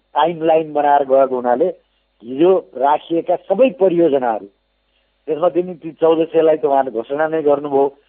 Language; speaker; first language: Nepali; native; Nepali